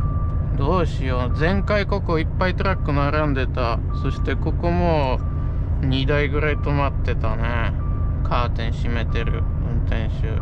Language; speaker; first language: Japanese; non-native, fluent; Polish